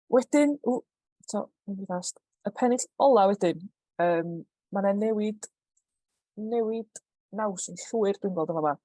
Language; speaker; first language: Welsh; native; Welsh